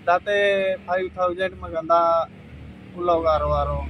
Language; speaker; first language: Filipino; non-native, learner; Punjabi